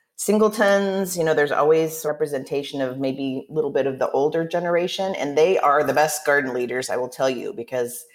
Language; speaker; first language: English; native; English